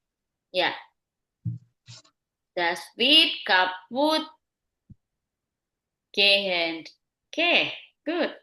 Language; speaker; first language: German; non-native, learner; Indonesian